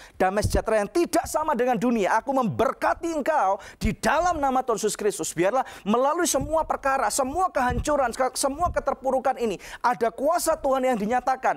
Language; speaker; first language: Indonesian; native; Indonesian